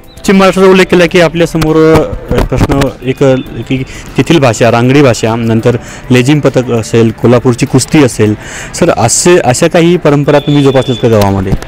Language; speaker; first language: Marathi; native; Marathi